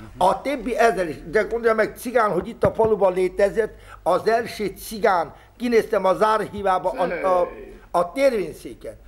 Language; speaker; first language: Hungarian; non-native, local second language; Romany